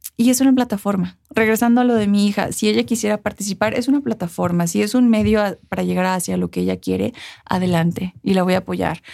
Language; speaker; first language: Spanish; early bilingual, heritage; Spanish